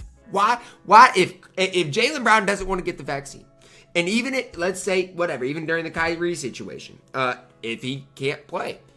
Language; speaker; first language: English; native; English